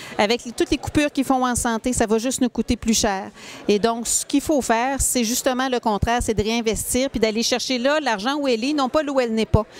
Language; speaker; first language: French; native; French